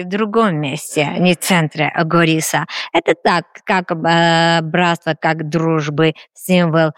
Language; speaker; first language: Polish; non-native, learner; Armenian